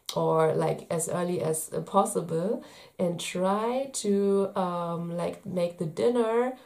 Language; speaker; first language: English; non-native, fluent; German